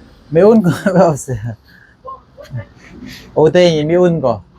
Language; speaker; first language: Korean; non-native, learner; Khmer